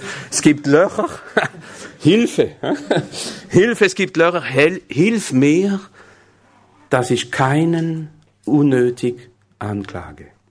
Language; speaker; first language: German; non-native, fluent; French